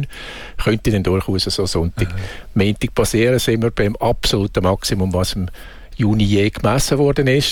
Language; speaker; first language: German; native; German